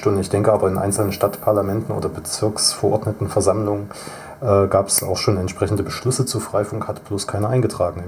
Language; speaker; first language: German; native; German